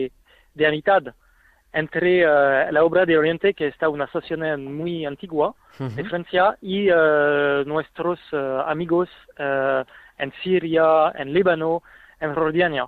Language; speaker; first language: Spanish; non-native, fluent; French